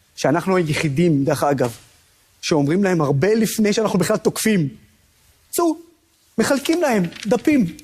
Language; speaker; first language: Hebrew; non-native, local second language; Arabic